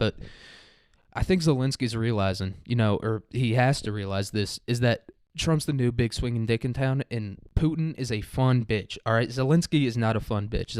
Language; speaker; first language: English; native; English